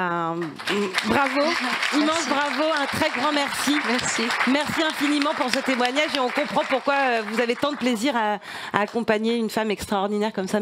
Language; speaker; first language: French; native; French